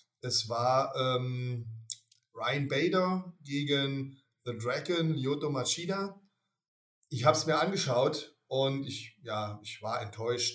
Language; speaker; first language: German; native; German